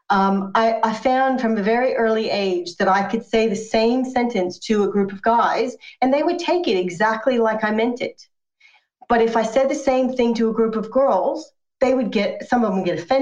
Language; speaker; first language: English; native; English